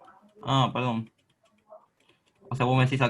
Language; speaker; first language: Spanish; native; Spanish